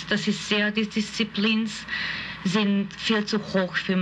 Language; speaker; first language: German; non-native, fluent; Hungarian